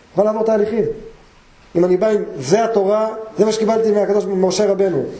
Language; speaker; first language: Hebrew; native; Hebrew